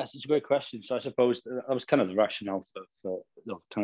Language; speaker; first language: English; native; English